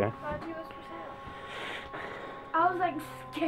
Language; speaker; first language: English; native; English